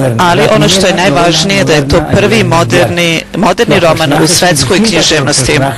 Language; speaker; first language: Serbian; non-native, fluent; Spanish